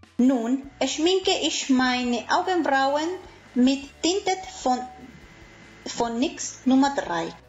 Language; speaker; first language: German; non-native, fluent; Spanish